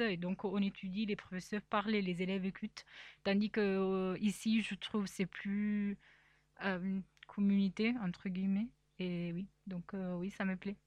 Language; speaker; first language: French; non-native, fluent; Italian